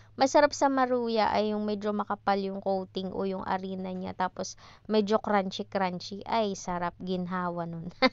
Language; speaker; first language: Filipino; native; Filipino